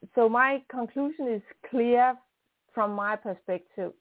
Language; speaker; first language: English; non-native, fluent; Danish